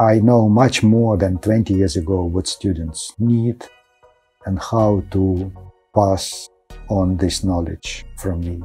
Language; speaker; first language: English; non-native, fluent; Russian